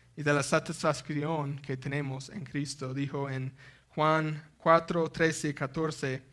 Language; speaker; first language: Spanish; non-native, fluent; English